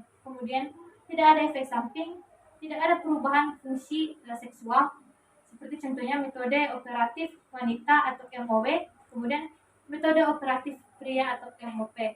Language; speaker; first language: Indonesian; native; Indonesian